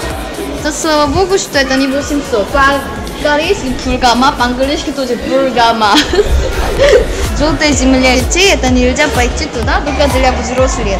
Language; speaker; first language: Russian; non-native, learner; Korean